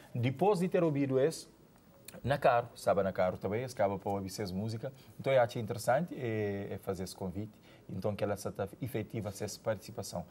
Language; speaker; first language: Portuguese; non-native, local second language; Kabuverdianu